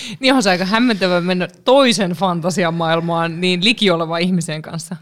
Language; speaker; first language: Finnish; native; Finnish